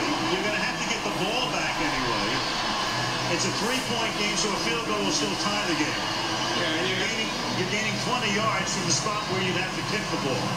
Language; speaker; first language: English; native; English